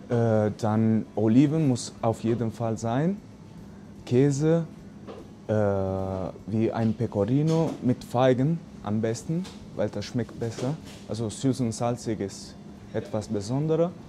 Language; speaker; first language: German; non-native, learner; Italian